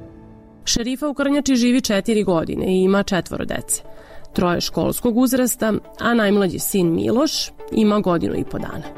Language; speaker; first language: Serbian; native; Serbian